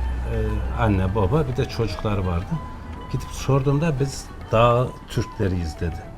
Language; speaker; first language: Turkish; native; Turkish